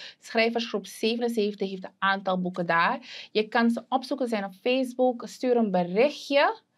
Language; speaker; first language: Dutch; native; Dutch